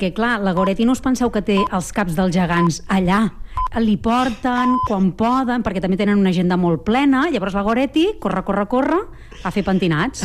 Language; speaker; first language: Catalan; native; Catalan